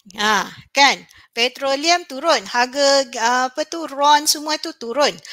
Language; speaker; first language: Malay; native; Malay